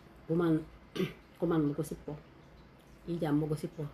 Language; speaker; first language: Korean; non-native, fluent; Iloko